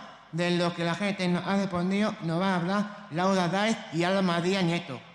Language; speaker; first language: Spanish; native; Spanish